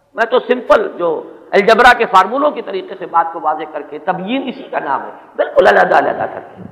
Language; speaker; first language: Urdu; native; Urdu